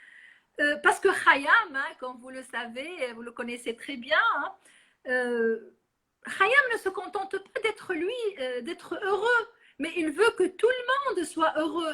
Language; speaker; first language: French; non-native, local second language; Arabic